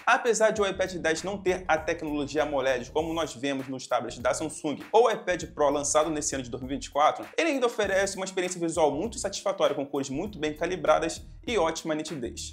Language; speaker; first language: Portuguese; native; Portuguese